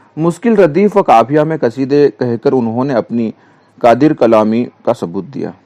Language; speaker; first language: Urdu; native; Urdu